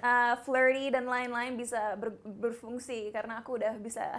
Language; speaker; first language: Indonesian; early bilingual, heritage; Indonesian